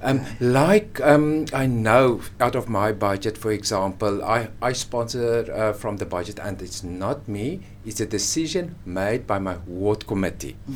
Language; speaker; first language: English; non-native, local second language; Afrikaans